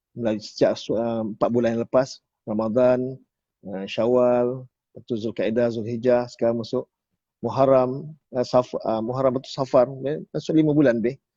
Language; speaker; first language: Malay; native; Malay